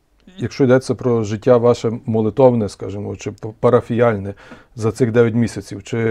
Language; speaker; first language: Ukrainian; native; Ukrainian